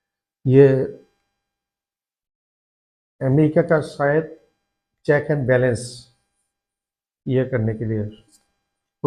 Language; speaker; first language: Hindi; non-native, learner; Bangla